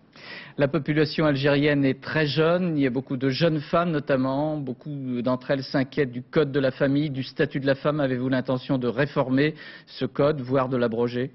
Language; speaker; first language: French; native; French